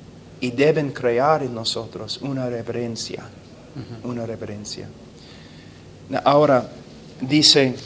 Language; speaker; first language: Spanish; non-native, fluent; English